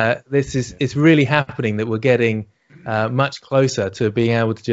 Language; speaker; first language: English; native; English